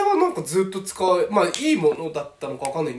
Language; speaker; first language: Japanese; native; Japanese